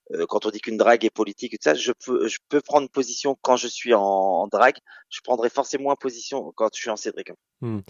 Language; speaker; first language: French; native; French